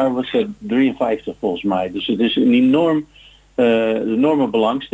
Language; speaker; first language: Dutch; non-native, fluent; English